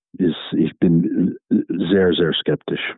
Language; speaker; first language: German; non-native, fluent; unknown